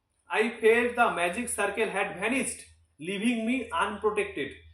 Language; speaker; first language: English; non-native, local second language; Bangla